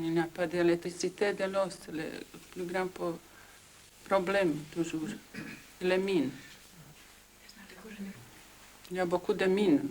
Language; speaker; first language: French; non-native, learner; Croatian